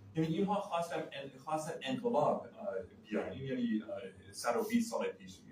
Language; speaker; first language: Persian; non-native, fluent; English